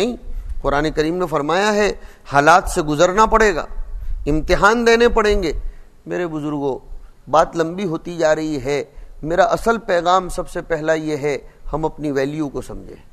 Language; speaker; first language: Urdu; non-native, local second language; Gujarati